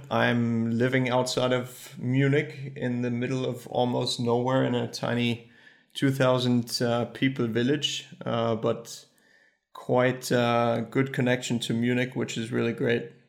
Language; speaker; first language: English; early bilingual, other home language; German